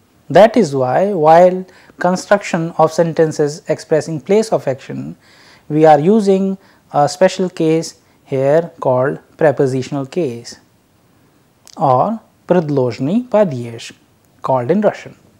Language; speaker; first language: English; non-native, local second language; Hindi